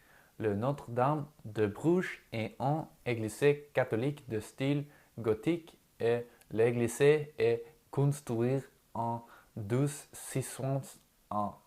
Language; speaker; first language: French; non-native, learner; Norwegian